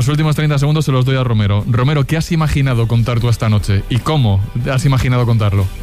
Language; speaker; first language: Spanish; native; Spanish